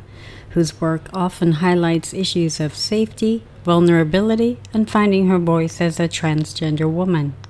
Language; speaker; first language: English; native; English